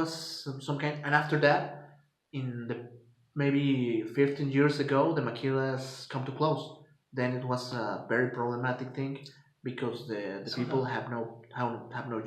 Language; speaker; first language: English; non-native, fluent; Spanish